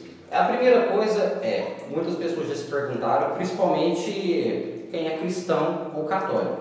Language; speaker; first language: Portuguese; native; Portuguese